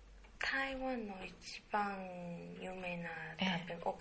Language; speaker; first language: Japanese; non-native, learner; Chinese